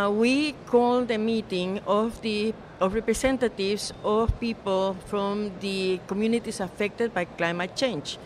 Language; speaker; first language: English; non-native, fluent; Spanish